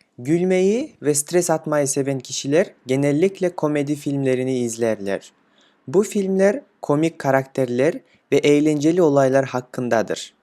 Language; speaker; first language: Turkish; non-native, fluent; Kyrgyz